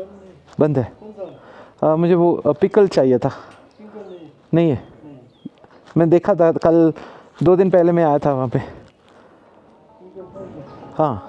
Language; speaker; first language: Hindi; non-native, local second language; Malayalam